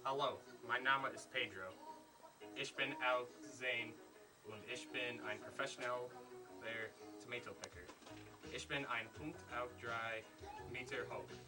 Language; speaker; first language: German; non-native, learner; English